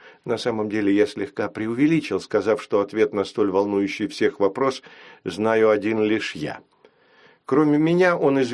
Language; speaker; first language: Russian; native; Russian